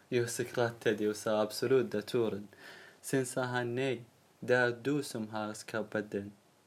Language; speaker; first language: Swedish; non-native, learner; Arabic